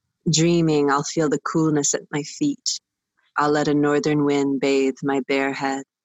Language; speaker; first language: English; native; English